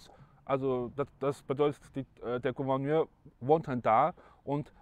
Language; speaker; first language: German; non-native, fluent; Chinese